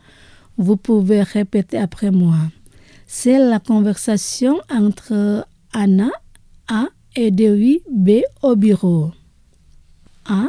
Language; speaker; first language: French; non-native, fluent; Indonesian